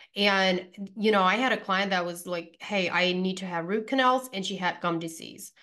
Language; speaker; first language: English; early bilingual, other home language; Pennsylvania German